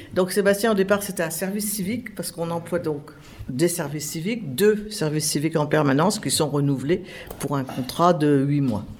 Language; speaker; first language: French; native; French